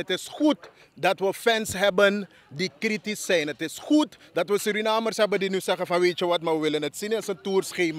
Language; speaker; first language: Dutch; native; Dutch